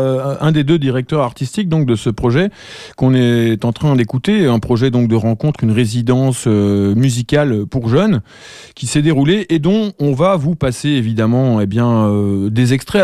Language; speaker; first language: French; native; French